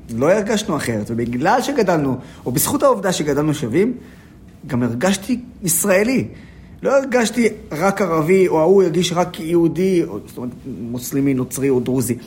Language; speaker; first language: Hebrew; non-native, local second language; Arabic